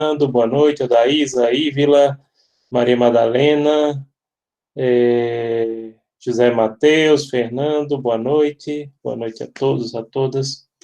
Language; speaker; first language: Portuguese; native; Portuguese